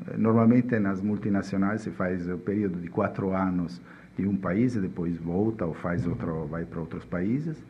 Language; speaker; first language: Portuguese; non-native, fluent; Italian